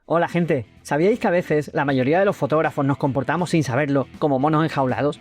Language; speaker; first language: Spanish; native; Spanish